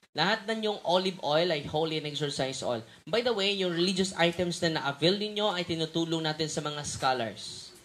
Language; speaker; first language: Filipino; non-native, local second language; Cebuano